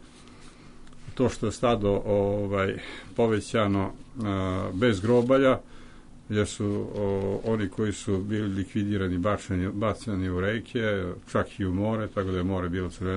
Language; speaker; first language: Serbian; native; Serbian